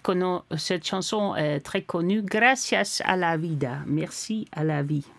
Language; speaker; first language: French; non-native, fluent; Dutch